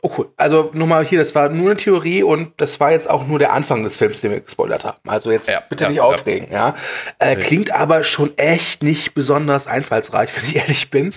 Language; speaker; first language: German; native; German